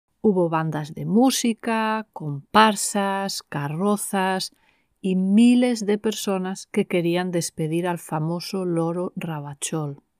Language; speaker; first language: Spanish; native; Spanish